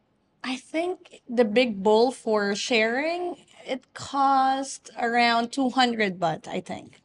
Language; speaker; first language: English; non-native, fluent; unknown